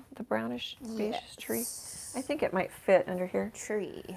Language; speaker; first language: English; native; English